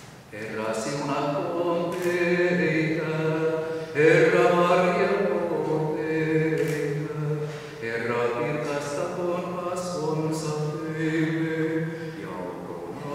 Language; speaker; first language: Finnish; native; Finnish